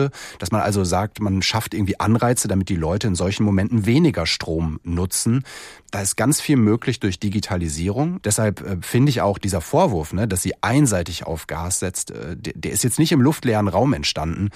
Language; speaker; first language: German; native; German